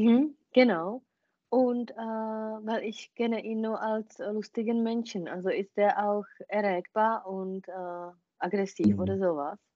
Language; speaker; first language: German; non-native, fluent; Czech